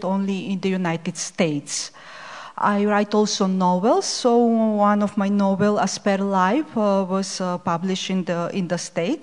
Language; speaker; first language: English; non-native, fluent; Macedonian